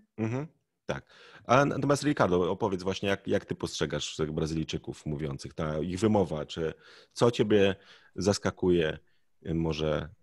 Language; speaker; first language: Polish; native; Polish